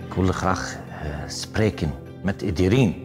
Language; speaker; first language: Dutch; non-native, learner; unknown